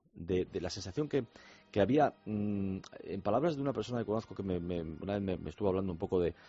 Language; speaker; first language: Spanish; native; Spanish